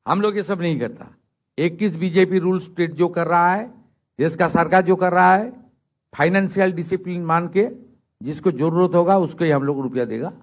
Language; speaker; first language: Hindi; non-native, local second language; Bangla